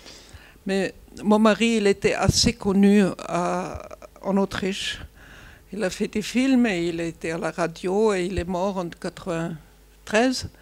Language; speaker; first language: French; non-native, fluent; German